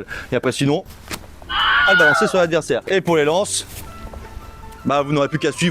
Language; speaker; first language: French; native; French